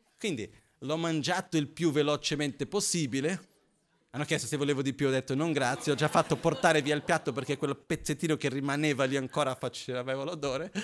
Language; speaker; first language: Italian; non-native, fluent; Portuguese